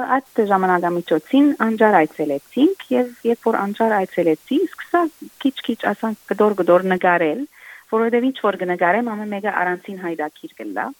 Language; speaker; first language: Armenian; native; Armenian